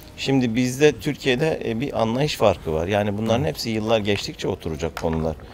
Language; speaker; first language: Turkish; native; Turkish